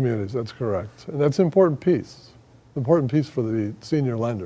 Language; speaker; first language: English; native; English